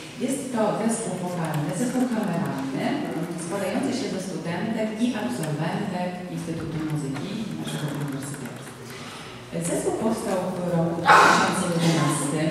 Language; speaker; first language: Polish; native; Polish